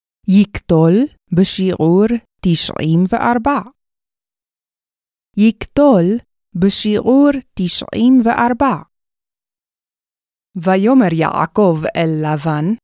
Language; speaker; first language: Hebrew; non-native, fluent; English